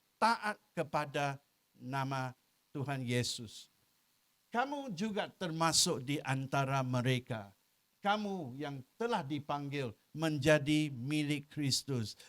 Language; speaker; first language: Malay; non-native, local second language; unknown